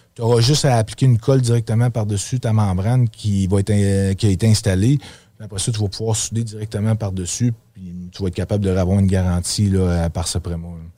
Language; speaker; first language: French; native; French